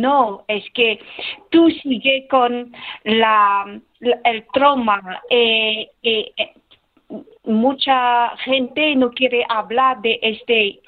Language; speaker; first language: Spanish; non-native, learner; Khmer